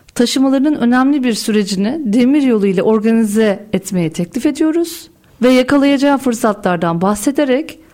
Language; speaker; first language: Turkish; native; Turkish